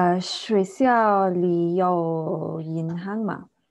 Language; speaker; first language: Chinese; non-native, learner; English